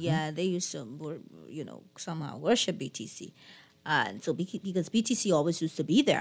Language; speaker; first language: English; non-native, fluent; Haitian Creole